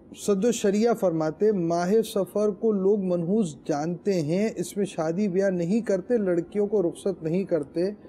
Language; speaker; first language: Urdu; native; Urdu